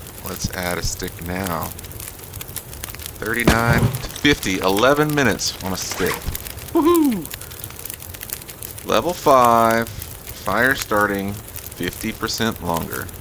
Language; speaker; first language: English; native; English